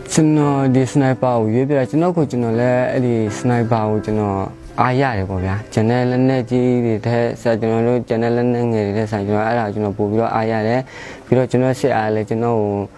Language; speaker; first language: Burmese; non-native, local second language; S'gaw Karen